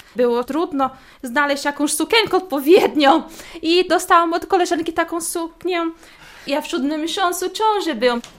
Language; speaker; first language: Polish; non-native, fluent; Portuguese